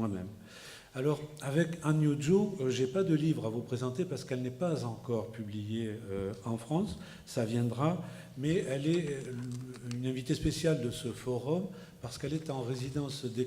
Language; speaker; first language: French; native; French